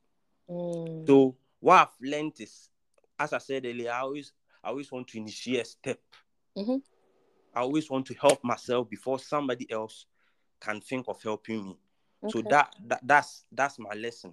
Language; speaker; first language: English; non-native, local second language; Akan